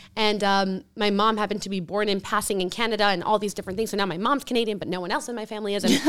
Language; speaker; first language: English; early bilingual, other home language; Spanish